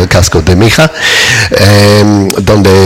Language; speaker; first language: Spanish; non-native, learner; English